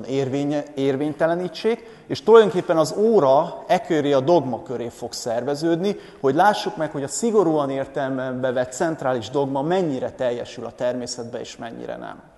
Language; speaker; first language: Hungarian; native; Hungarian